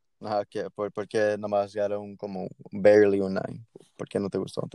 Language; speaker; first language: Spanish; early bilingual, heritage; Spanish